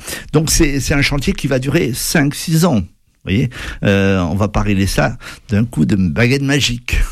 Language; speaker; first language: French; native; French